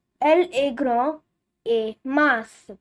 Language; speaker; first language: French; non-native, learner; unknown